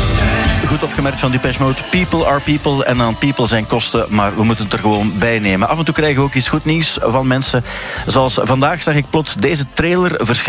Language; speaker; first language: Dutch; native; Dutch